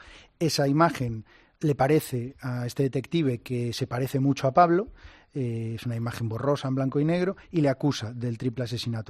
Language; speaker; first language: Spanish; native; Spanish